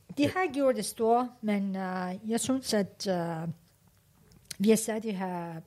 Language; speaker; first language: Danish; non-native, learner; Persian